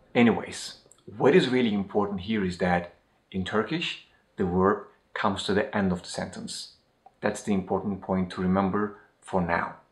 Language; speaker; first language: English; non-native, fluent; Turkish